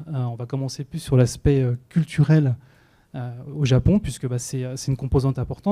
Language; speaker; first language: French; native; French